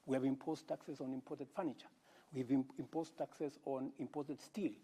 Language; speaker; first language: English; non-native, local second language; Kalenjin